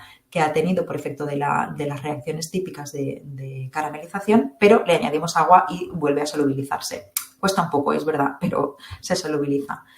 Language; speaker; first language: Spanish; native; Spanish